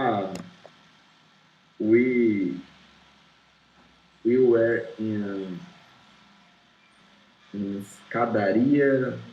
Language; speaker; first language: English; non-native, learner; Portuguese